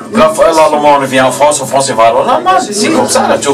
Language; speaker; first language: French; non-native, learner; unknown